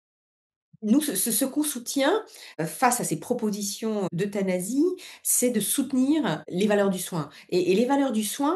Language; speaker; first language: French; native; French